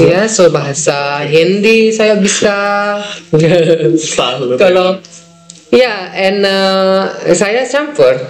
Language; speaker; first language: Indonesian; non-native, fluent; Dutch